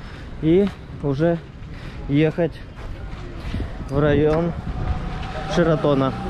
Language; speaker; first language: Russian; native; Russian